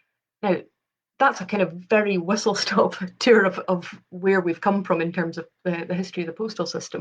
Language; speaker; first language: English; native; English